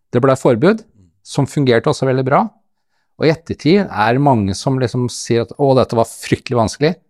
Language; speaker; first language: Norwegian; native; Norwegian